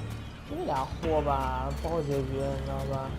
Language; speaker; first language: Chinese; native; Chinese